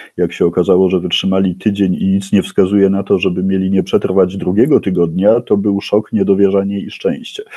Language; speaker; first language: Polish; native; Polish